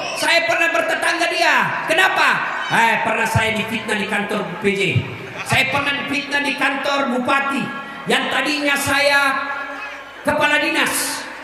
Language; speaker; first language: Indonesian; non-native, local second language; Buginese